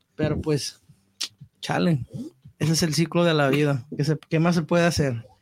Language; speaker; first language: Spanish; early bilingual, heritage; Spanish